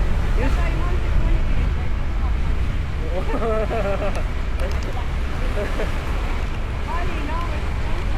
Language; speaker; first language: English; non-native, learner; Arabic